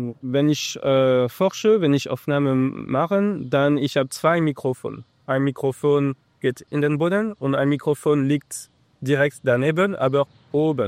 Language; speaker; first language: German; non-native, learner; English